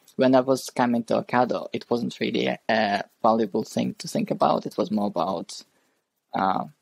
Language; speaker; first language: English; non-native, fluent; Russian